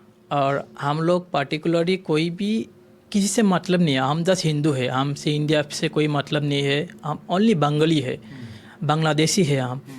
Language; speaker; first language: Hindi; non-native, learner; Bangla